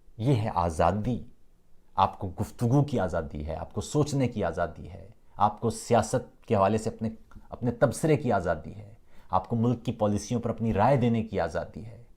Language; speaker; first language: Urdu; native; Urdu